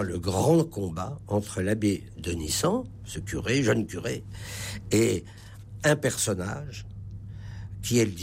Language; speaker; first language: French; native; French